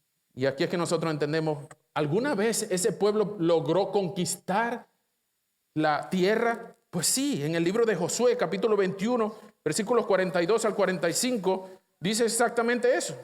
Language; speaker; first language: Spanish; native; Spanish